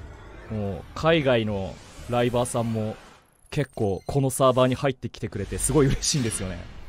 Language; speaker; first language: Japanese; native; Japanese